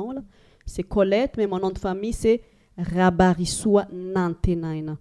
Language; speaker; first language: French; non-native, local second language; Malagasy